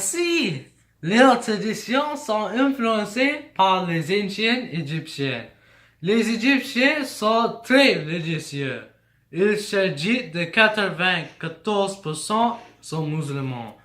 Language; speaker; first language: French; non-native, learner; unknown